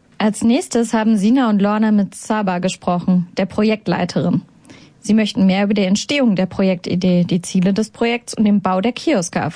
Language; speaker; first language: German; native; German